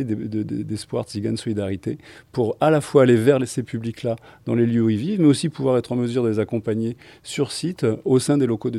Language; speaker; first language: French; native; French